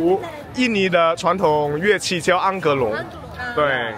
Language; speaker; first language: Chinese; non-native, fluent; Indonesian